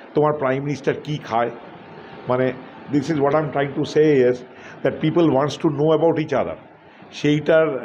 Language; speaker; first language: Bangla; native; Bangla